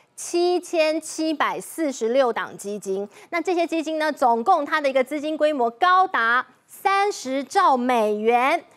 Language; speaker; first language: Chinese; native; Chinese